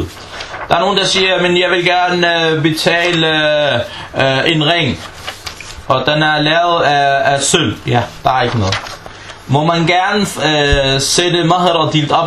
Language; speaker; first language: Danish; non-native, fluent; Arabic